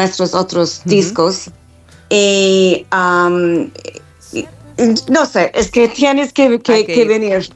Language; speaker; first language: Spanish; non-native, fluent; English